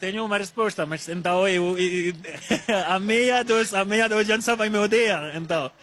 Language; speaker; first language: Portuguese; non-native, learner; French